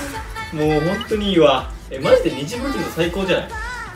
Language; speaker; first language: Japanese; native; Japanese